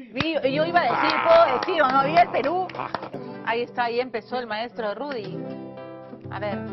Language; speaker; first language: Spanish; native; Spanish